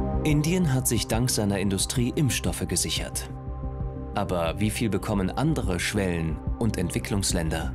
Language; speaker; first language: German; native; German